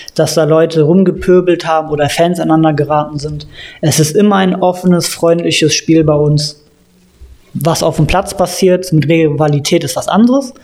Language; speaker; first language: German; native; German